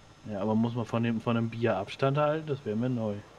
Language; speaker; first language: German; native; German